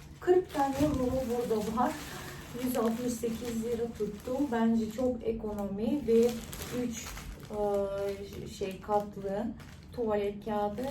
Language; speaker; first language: Turkish; non-native, fluent; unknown